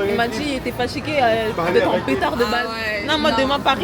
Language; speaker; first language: French; native; French